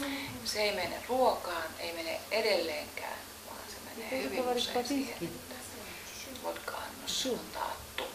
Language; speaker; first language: Finnish; native; Finnish